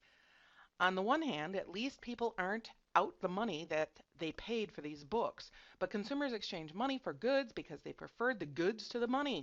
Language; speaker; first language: English; native; English